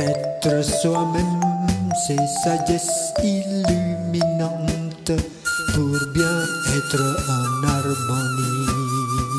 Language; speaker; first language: French; non-native, fluent; Indonesian